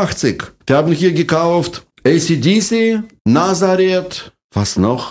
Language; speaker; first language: German; non-native, fluent; Russian